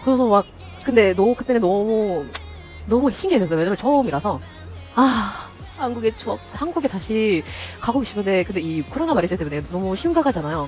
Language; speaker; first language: Korean; non-native, learner; English